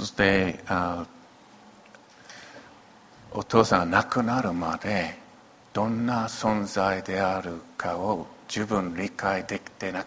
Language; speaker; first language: Japanese; non-native, local second language; English